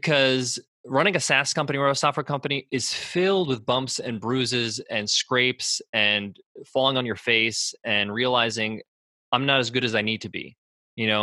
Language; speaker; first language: English; native; English